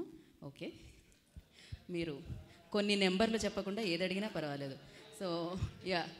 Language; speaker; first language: Telugu; native; Telugu